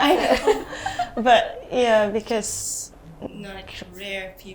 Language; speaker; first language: English; non-native, fluent; Japanese